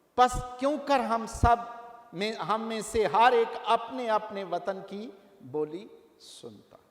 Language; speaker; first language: Urdu; non-native, local second language; Punjabi